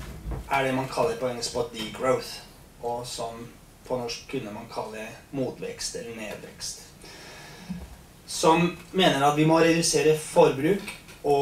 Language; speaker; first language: Norwegian; non-native, fluent; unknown